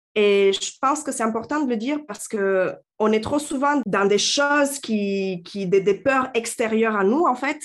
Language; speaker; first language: French; non-native, fluent; Romanian